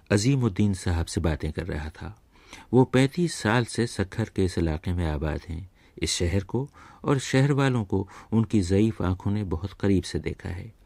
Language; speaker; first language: Urdu; native; Urdu